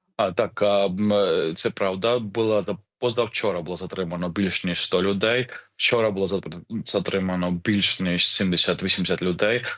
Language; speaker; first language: Ukrainian; non-native, fluent; Georgian